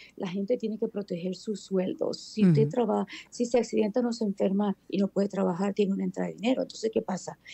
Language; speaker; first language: Spanish; native; Spanish